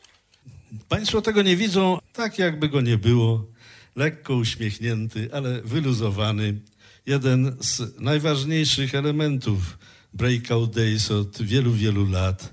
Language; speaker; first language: Polish; native; Polish